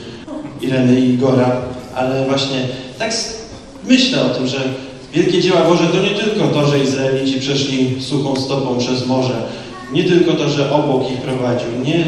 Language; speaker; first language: Polish; native; Polish